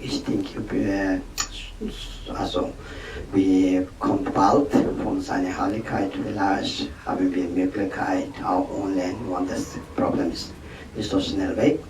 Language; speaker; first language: German; non-native, learner; Tibetan